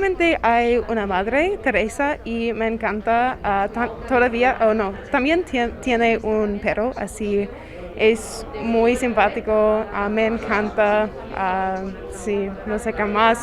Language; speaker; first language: Spanish; non-native, fluent; English